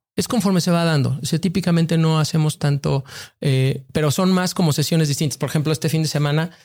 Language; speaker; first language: Spanish; native; Spanish